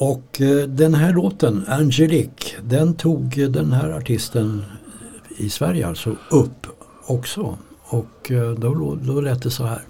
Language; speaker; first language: Swedish; native; Swedish